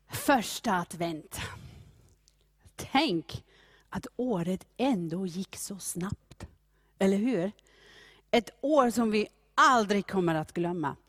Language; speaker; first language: Swedish; non-native, fluent; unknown